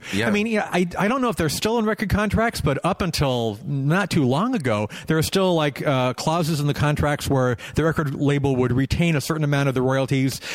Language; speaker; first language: English; native; English